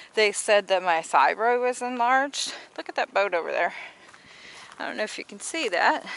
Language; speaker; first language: English; native; English